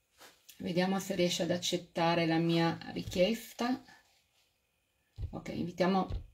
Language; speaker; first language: Italian; native; Italian